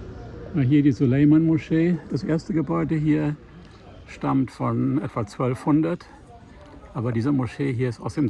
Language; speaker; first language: German; native; German